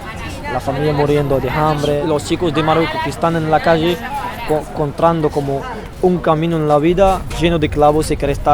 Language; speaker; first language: Spanish; non-native, fluent; Arabic